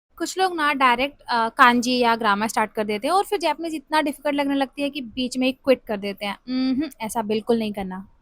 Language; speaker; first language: Hindi; native; Hindi